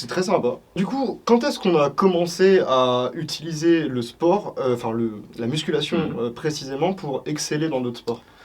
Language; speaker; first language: French; native; French